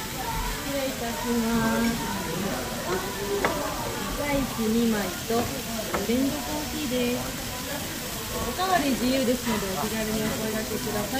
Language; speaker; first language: Japanese; native; Japanese